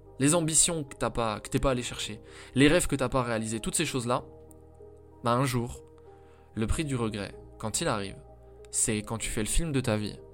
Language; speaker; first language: French; native; French